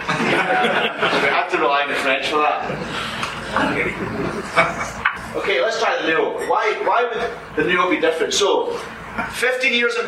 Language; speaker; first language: English; native; English